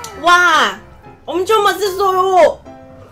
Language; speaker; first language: Korean; non-native, learner; Cantonese